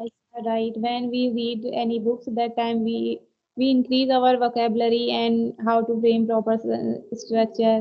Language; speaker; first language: English; non-native, learner; Hindi